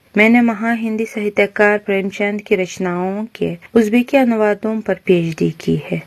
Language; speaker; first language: Hindi; non-native, fluent; Uzbek